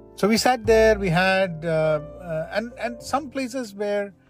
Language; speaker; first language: English; non-native, local second language; Malayalam